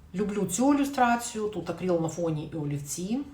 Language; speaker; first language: Ukrainian; non-native, local second language; Russian